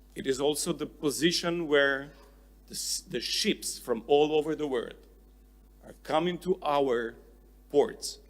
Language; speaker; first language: English; non-native, fluent; Slovenian